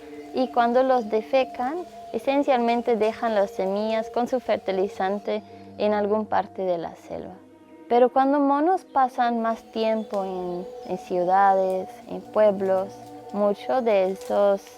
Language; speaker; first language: Spanish; non-native, fluent; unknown